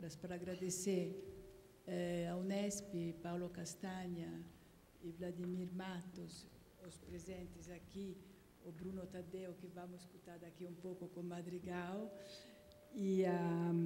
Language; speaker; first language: Portuguese; non-native, fluent; Italian